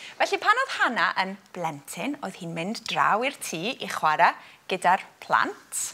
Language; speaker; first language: Welsh; native; Welsh